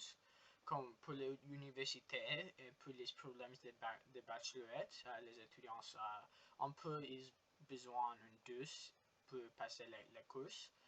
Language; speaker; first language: French; non-native, learner; English